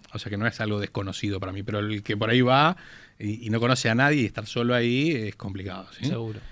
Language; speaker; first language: Spanish; native; Spanish